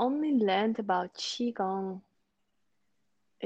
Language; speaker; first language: English; non-native, fluent; Russian